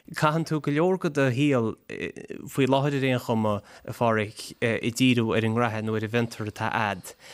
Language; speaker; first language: Irish; native; Irish